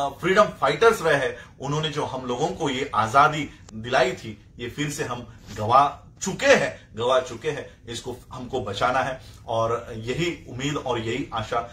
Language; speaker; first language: Hindi; non-native, local second language; Marathi